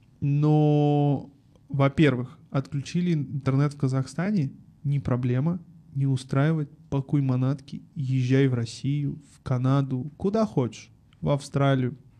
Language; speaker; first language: Russian; native; Russian